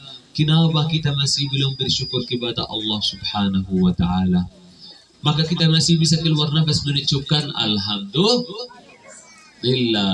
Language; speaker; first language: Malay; non-native, fluent; Arabic